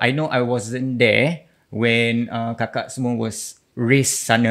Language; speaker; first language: English; non-native, local second language; Malay